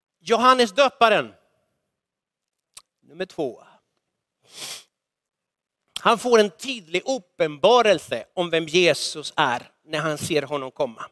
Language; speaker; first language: Swedish; non-native, fluent; Spanish